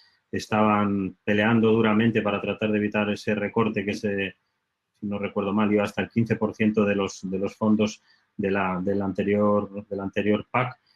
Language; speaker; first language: Spanish; native; Spanish